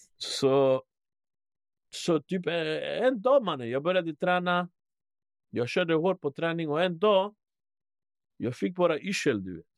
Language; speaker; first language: Swedish; early bilingual, other home language; Spanish